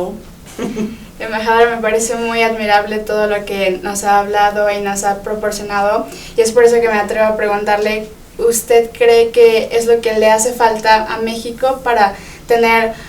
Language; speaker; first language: Spanish; native; Spanish